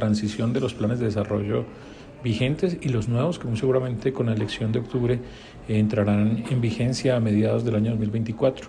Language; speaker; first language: Spanish; native; Spanish